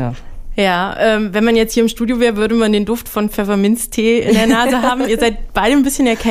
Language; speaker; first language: German; native; German